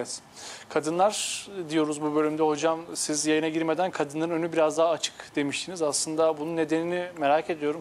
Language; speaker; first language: Turkish; native; Turkish